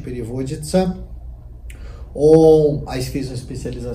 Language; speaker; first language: Russian; non-native, learner; Portuguese